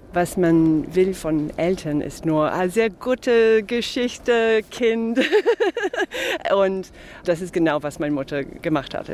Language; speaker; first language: German; non-native, fluent; English